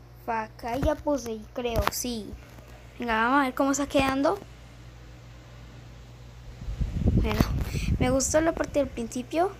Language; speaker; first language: Spanish; native; Spanish